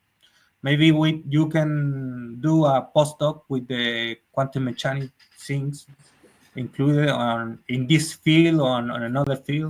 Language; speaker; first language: English; non-native, learner; Spanish